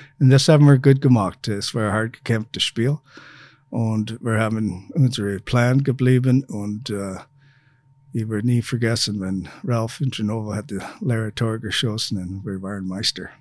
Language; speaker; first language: German; non-native, fluent; English